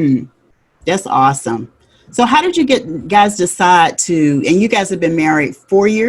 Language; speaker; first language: English; native; English